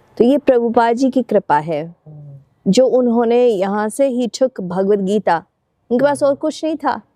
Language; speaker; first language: Hindi; non-native, fluent; English